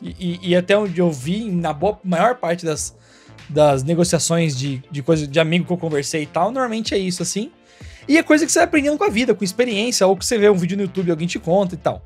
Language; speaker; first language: Portuguese; native; Portuguese